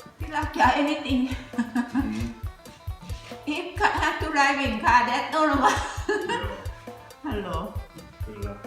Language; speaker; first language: English; non-native, learner; Thai